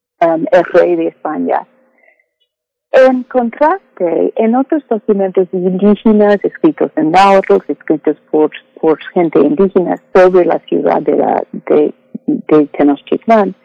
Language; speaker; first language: Spanish; non-native, fluent; English